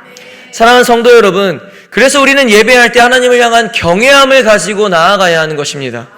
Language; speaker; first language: Korean; native; Korean